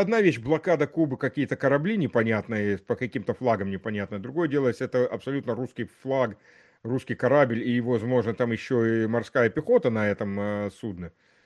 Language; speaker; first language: Russian; early bilingual, heritage; Russian